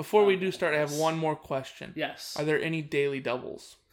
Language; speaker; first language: English; native; English